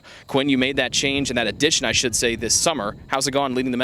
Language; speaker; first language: English; native; English